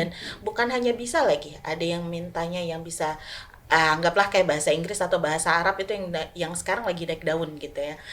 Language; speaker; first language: Indonesian; non-native, local second language; Sundanese